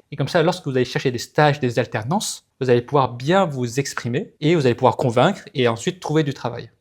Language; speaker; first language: French; native; French